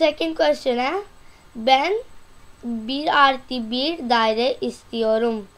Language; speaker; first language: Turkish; non-native, learner; Urdu